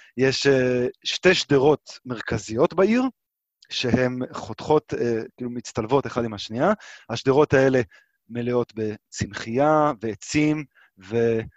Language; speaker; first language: Hebrew; native; Hebrew